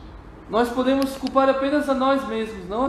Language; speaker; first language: Portuguese; native; Portuguese